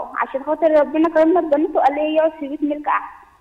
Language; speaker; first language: Arabic; native; Arabic